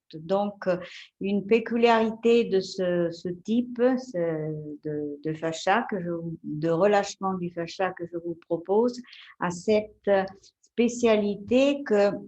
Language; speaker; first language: French; non-native, fluent; Italian